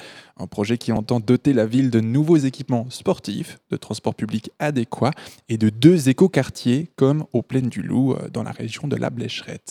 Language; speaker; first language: French; native; French